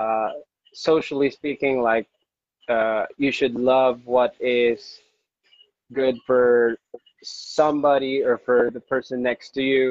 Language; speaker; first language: English; non-native, local second language; Hiligaynon